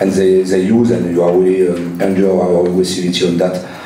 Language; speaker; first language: English; non-native, learner; French